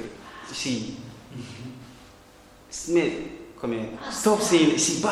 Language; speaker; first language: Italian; non-native, learner; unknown